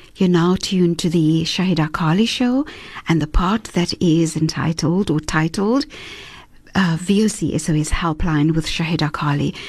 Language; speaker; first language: English; early bilingual, other home language; Afrikaans